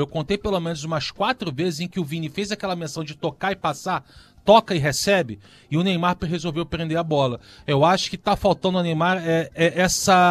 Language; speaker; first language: Portuguese; native; Portuguese